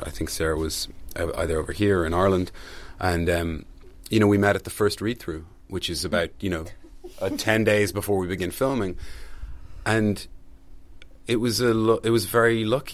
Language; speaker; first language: English; native; English